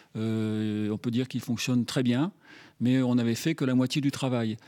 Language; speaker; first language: French; native; French